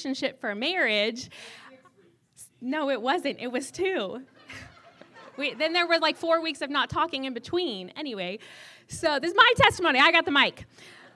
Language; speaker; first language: English; native; English